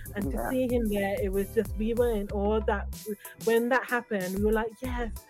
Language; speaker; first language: English; native; English